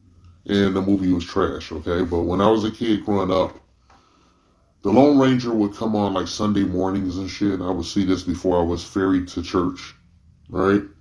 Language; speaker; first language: English; native; English